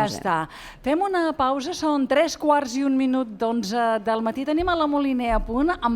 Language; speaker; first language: Catalan; native; Catalan